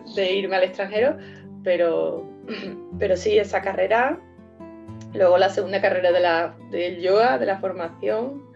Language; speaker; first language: Spanish; native; Spanish